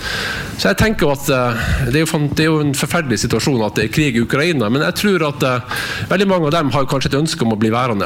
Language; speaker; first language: Norwegian; native; Norwegian